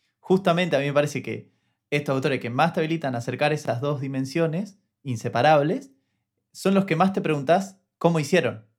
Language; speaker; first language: Spanish; native; Spanish